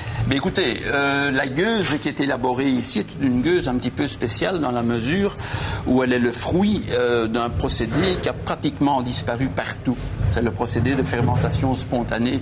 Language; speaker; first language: French; native; French